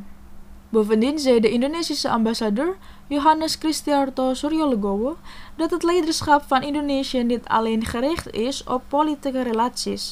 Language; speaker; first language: Dutch; non-native, fluent; Indonesian